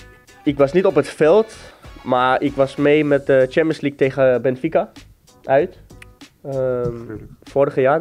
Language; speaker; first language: Dutch; non-native, fluent; Danish